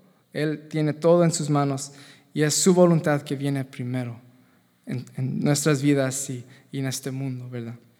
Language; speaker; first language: Spanish; native; Spanish